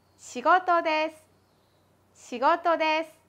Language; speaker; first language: Japanese; non-native, fluent; Korean